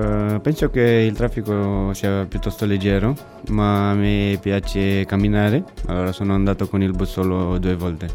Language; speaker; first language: Italian; non-native, fluent; Romanian